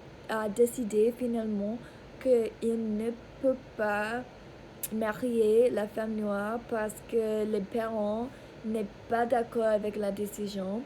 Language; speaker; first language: French; non-native, learner; English